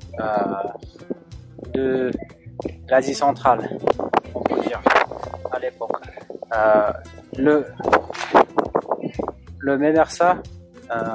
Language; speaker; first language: French; non-native, fluent; Uzbek